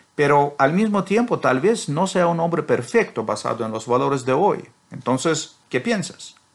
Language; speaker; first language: Spanish; non-native, fluent; Russian